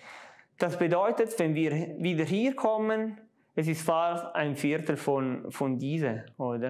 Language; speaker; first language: German; non-native, local second language; Italian